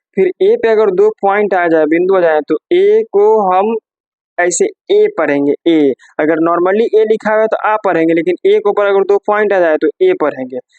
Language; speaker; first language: Hindi; native; Hindi